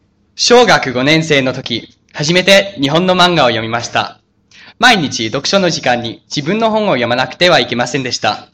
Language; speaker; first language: Japanese; non-native, fluent; English